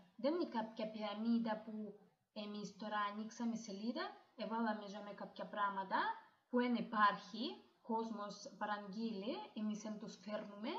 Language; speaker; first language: Greek; non-native, learner; Russian